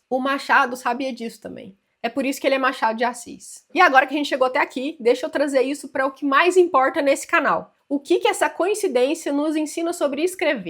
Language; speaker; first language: Portuguese; native; Portuguese